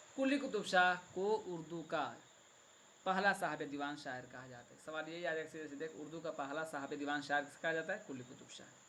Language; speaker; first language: Urdu; native; Urdu